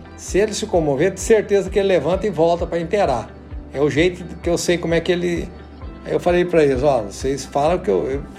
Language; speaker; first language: Portuguese; native; Portuguese